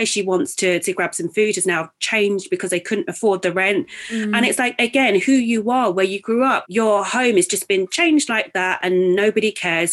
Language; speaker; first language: English; native; English